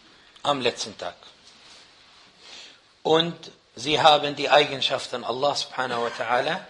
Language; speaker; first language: German; non-native, fluent; Arabic